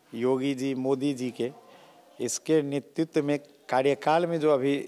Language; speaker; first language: Hindi; non-native, local second language; Maithili